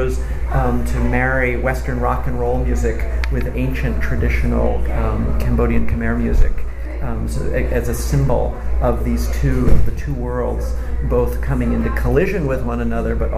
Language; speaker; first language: English; native; English